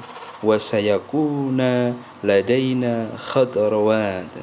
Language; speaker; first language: Arabic; non-native, fluent; Indonesian